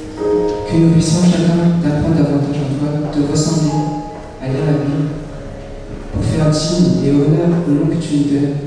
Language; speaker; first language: French; non-native, learner; Chinese